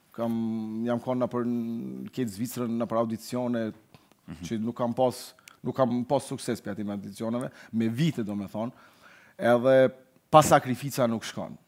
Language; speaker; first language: Albanian; native; Albanian